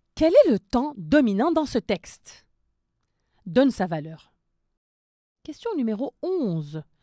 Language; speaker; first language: French; non-native, local second language; Arabic